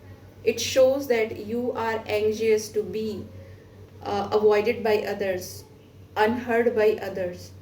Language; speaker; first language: English; non-native, local second language; Hindi